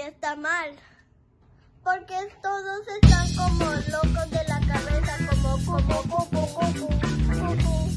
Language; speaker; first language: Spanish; early bilingual, other home language; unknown